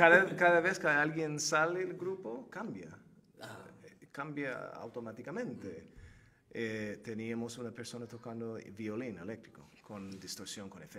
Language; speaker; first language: Spanish; non-native, fluent; Turkish